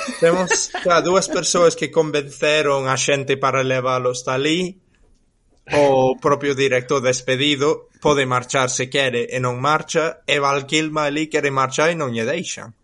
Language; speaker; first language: Galician; non-native, fluent; English